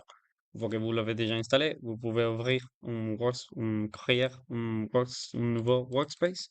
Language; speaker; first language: French; non-native, learner; Spanish